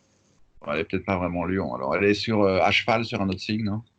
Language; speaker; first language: French; native; French